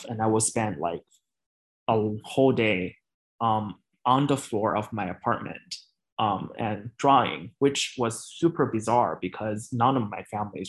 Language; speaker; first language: English; non-native, fluent; Chinese